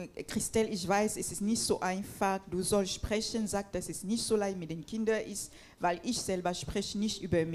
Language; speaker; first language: German; non-native, fluent; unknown